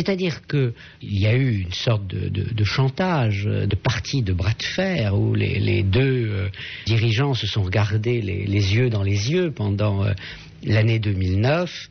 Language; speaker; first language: French; native; French